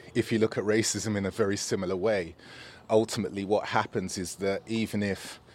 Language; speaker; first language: English; native; English